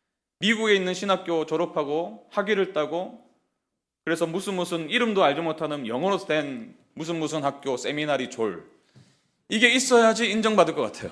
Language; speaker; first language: Korean; native; Korean